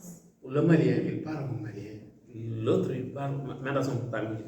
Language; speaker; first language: French; non-native, local second language; Fula